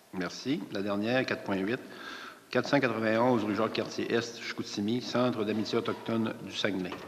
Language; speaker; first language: French; native; French